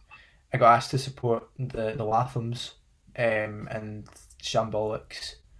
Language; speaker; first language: English; native; English